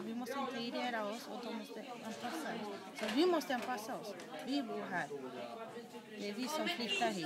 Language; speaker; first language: Swedish; non-native, fluent; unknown